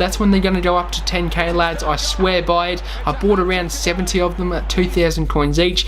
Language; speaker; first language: English; native; English